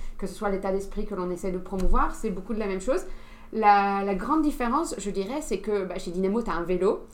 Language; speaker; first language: French; non-native, fluent; English